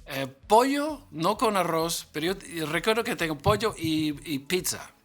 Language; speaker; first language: Spanish; non-native, learner; English